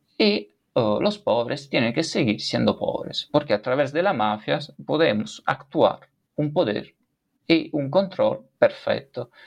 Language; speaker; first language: Spanish; non-native, fluent; Italian